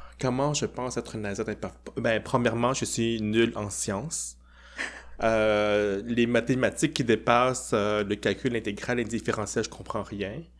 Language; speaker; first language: French; early bilingual, other home language; Cantonese